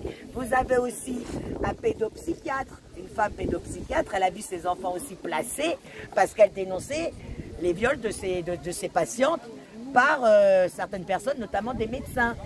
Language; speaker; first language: French; native; French